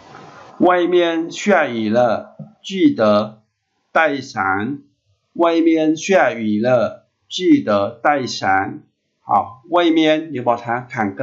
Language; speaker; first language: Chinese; non-native, fluent; Khmer